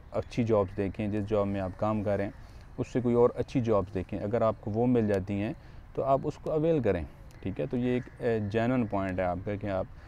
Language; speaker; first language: Urdu; non-native, local second language; Punjabi